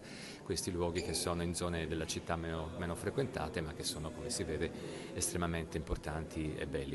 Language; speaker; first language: Italian; native; Italian